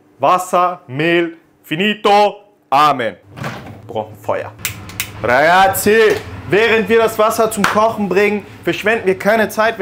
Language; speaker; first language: German; early bilingual, other home language; Italian